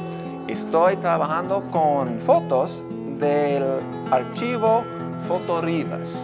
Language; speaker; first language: Spanish; non-native, learner; English